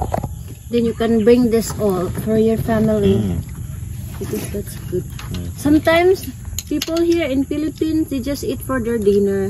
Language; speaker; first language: English; non-native, local second language; Filipino